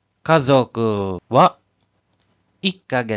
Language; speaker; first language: Japanese; non-native, learner; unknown